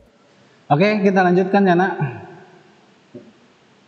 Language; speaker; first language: Indonesian; native; Indonesian